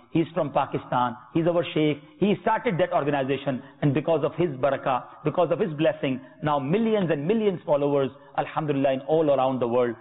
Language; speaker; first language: English; non-native, local second language; Urdu